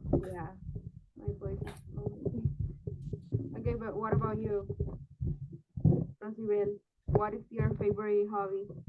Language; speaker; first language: English; non-native, learner; Spanish